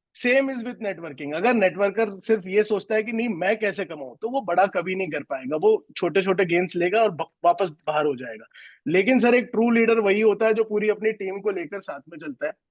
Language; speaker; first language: Hindi; native; Hindi